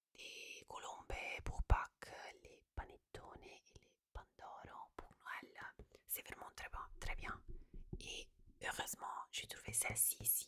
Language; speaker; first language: French; non-native, fluent; Italian